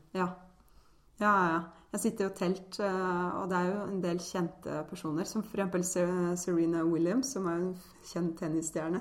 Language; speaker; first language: Norwegian; early bilingual, other home language; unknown